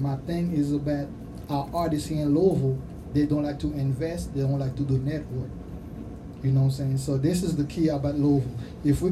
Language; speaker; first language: English; non-native, fluent; Haitian Creole